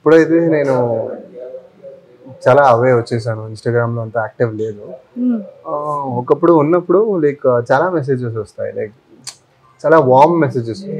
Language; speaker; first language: Telugu; non-native, fluent; Tamil